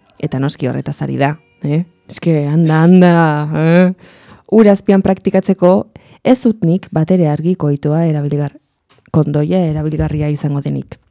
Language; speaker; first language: Basque; native; Basque